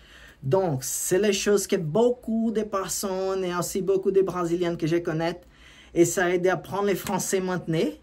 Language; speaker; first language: French; non-native, learner; Portuguese